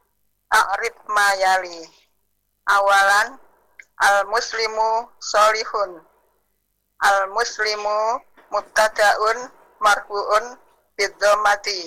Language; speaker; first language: Arabic; non-native, learner; Indonesian